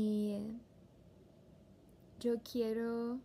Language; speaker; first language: Spanish; non-native, fluent; English